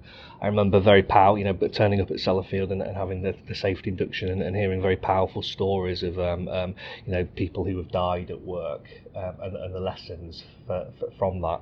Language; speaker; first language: English; native; English